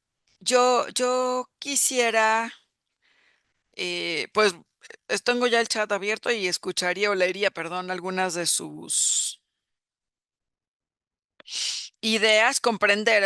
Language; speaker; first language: Spanish; native; Spanish